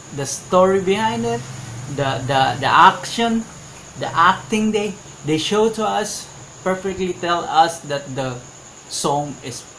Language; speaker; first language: English; non-native, local second language; Cebuano